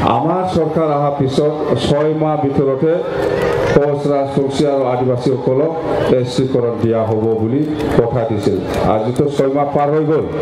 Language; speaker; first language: Assamese; non-native, local second language; Bodo